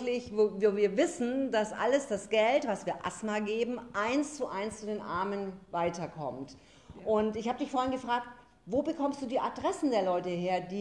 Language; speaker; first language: German; native; German